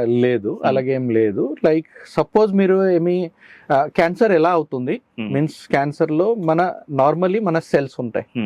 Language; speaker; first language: Telugu; non-native, learner; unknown